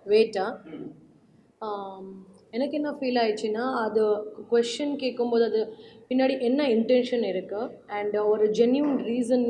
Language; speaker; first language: Tamil; non-native, learner; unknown